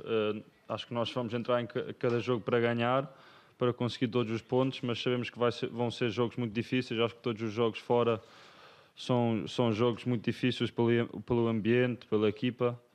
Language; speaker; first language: Portuguese; early bilingual, other home language; English